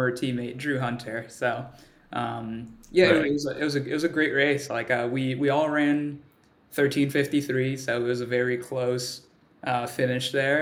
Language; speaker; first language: English; early bilingual, other home language; Swahili